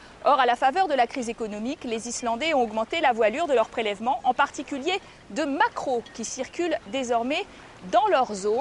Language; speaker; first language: French; native; French